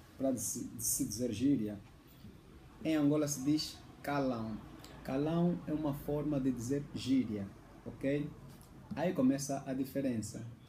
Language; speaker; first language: Portuguese; native; Portuguese